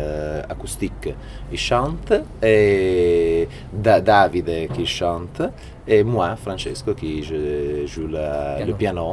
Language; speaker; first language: French; non-native, fluent; Italian